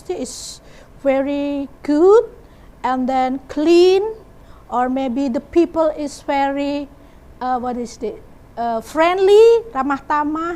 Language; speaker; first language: English; non-native, learner; Indonesian